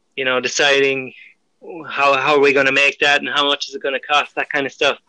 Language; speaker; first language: English; native; English